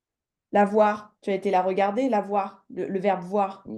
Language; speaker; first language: French; native; French